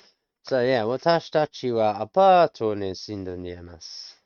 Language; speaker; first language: Japanese; non-native, learner; English